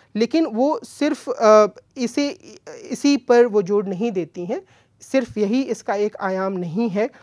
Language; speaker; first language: Hindi; native; Hindi